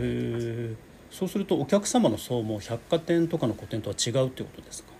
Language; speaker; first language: Japanese; native; Japanese